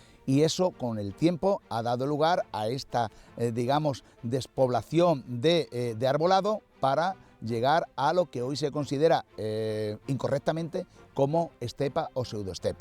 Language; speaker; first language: Spanish; native; Spanish